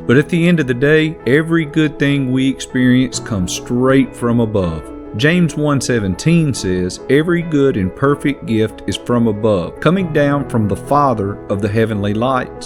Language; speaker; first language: English; native; English